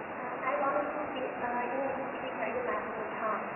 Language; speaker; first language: English; non-native, learner; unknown